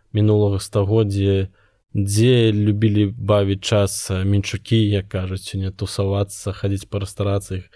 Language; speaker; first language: Belarusian; non-native, local second language; Russian